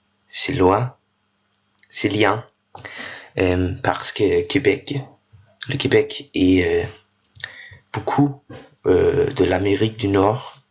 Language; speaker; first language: French; non-native, learner; Danish